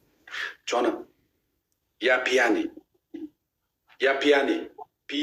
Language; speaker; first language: Russian; non-native, learner; Uzbek